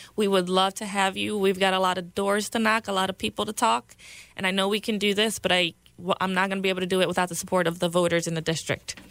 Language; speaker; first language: English; early bilingual, other home language; Spanish